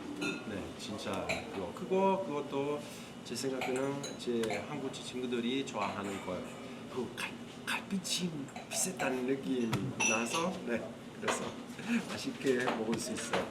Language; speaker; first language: Korean; non-native, learner; Italian